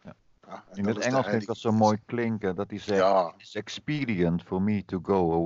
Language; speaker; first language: Dutch; native; Dutch